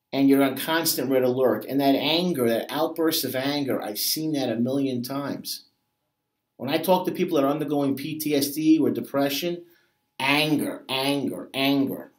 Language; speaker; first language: English; native; English